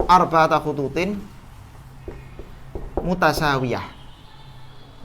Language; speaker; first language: Arabic; non-native, fluent; Indonesian